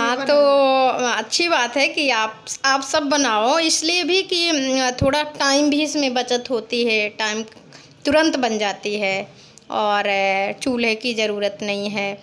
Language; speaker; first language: Hindi; native; Hindi